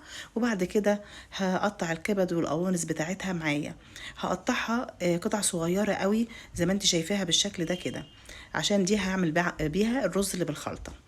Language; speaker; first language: Arabic; native; Arabic